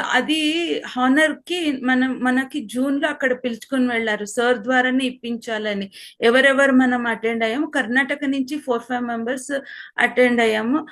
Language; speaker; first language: Telugu; non-native, local second language; Kannada